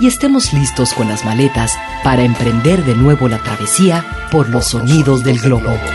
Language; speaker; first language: Spanish; native; Spanish